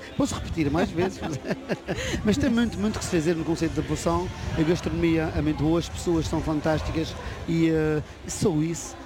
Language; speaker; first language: Portuguese; native; Portuguese